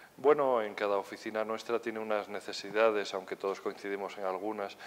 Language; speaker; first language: Spanish; native; Spanish